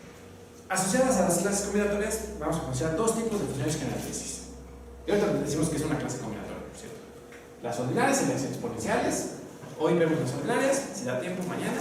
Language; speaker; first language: Spanish; native; Spanish